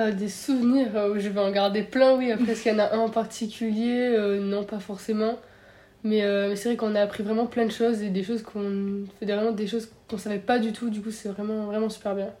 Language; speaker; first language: French; native; French